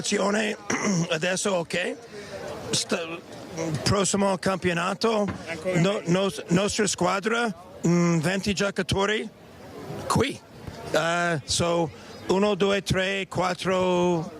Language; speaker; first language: Italian; non-native, learner; English